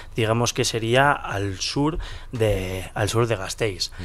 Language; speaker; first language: Spanish; native; Spanish